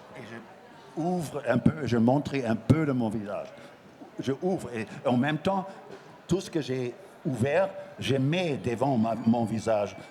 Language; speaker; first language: French; non-native, fluent; German